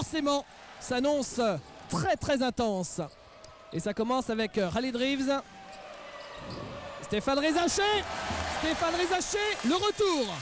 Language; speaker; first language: French; native; French